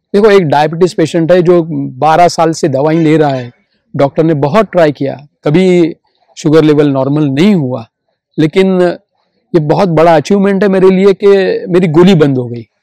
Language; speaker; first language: Hindi; non-native, local second language; Marathi